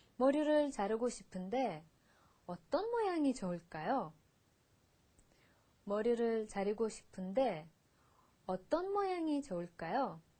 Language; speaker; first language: Korean; non-native, fluent; Russian